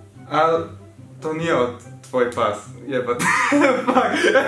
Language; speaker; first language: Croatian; early bilingual, heritage; Croatian